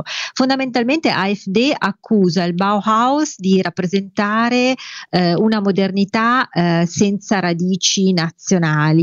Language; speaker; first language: Italian; native; Italian